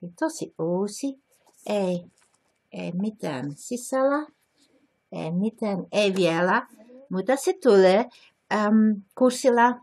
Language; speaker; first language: Finnish; non-native, learner; Dutch